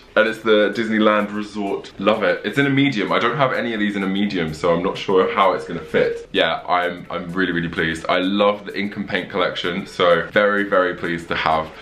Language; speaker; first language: English; native; English